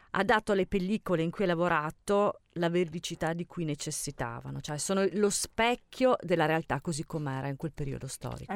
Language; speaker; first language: Italian; native; Italian